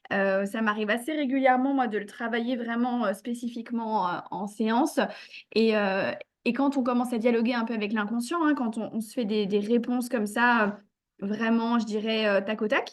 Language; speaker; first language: French; native; French